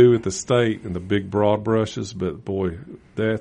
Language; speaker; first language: English; native; English